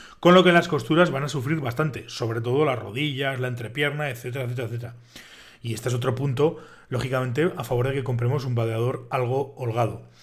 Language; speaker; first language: Spanish; native; Spanish